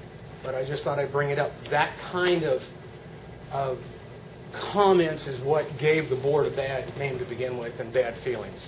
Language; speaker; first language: English; native; English